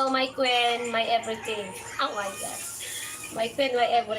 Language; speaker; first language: English; non-native, learner; Filipino